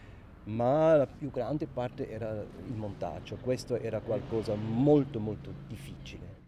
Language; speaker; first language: Italian; non-native, local second language; German